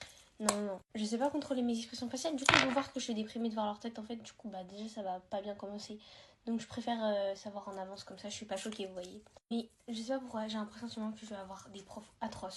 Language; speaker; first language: French; native; French